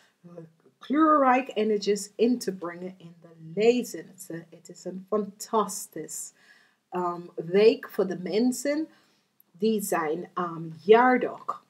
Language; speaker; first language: Dutch; non-native, learner; English